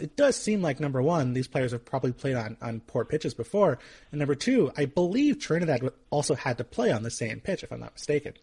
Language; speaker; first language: English; native; English